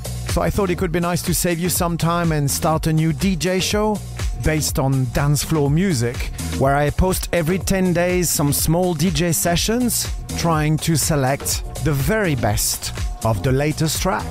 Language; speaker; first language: English; non-native, fluent; French